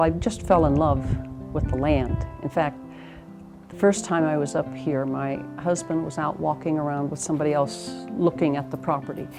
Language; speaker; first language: English; native; English